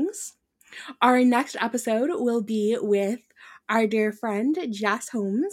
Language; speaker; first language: English; non-native, local second language; Irish